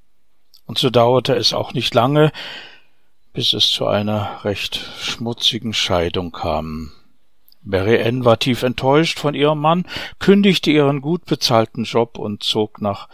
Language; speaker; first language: German; native; German